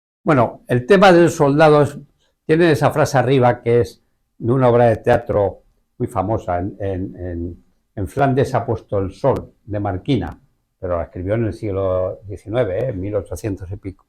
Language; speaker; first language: Spanish; native; Spanish